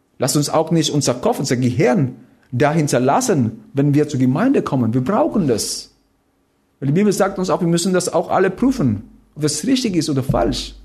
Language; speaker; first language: German; non-native, fluent; Filipino